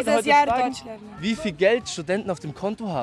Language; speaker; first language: German; native; German